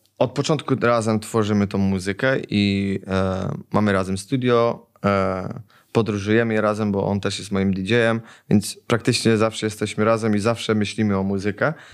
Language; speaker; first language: Polish; early bilingual, heritage; Polish